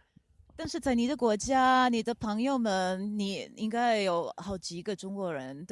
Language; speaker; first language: Chinese; non-native, fluent; Croatian